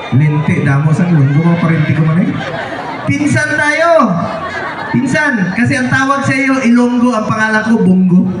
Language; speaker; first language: Filipino; non-native, local second language; Cebuano